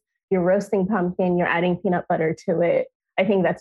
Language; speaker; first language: English; non-native, local second language; Yoruba